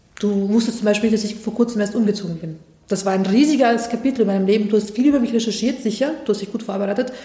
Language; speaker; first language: German; early bilingual, other home language; Bosnian